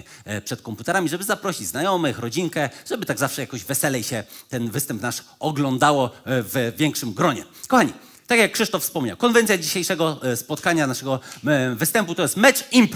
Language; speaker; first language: Polish; native; Polish